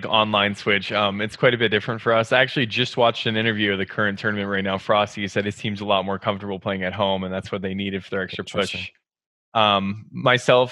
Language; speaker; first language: English; native; English